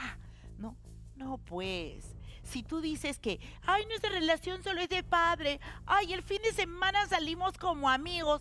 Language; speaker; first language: Spanish; native; Spanish